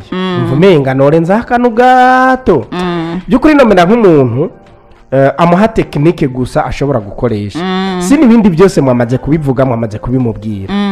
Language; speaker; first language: Rundi; native; Rundi